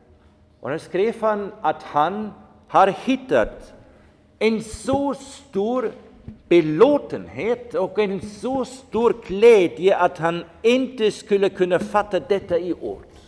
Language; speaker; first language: Swedish; non-native, fluent; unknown